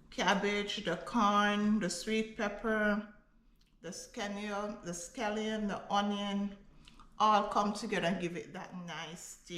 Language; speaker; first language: English; non-native, local second language; Jamaican Creole English